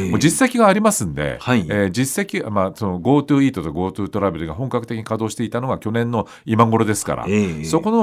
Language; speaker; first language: Japanese; native; Japanese